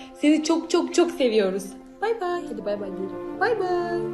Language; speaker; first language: Turkish; native; Turkish